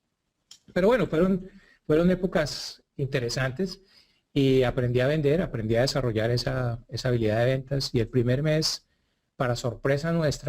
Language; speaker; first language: Spanish; native; Spanish